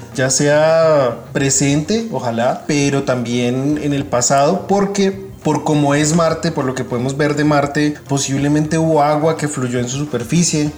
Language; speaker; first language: Spanish; native; Spanish